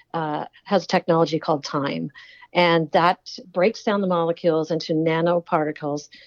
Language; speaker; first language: English; native; English